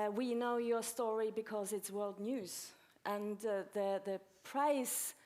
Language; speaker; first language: English; non-native, fluent; Norwegian